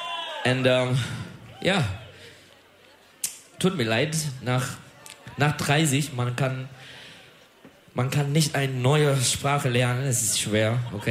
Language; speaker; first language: German; non-native, learner; Turkish